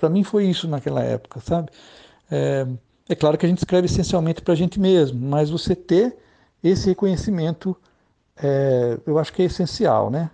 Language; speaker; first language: Portuguese; native; Portuguese